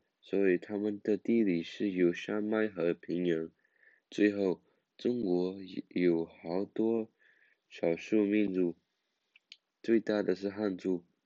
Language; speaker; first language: Chinese; non-native, learner; English